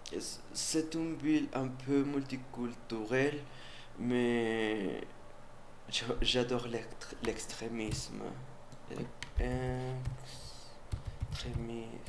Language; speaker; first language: French; non-native, learner; Spanish